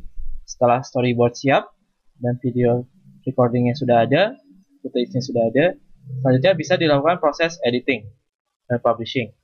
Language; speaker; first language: Indonesian; native; Indonesian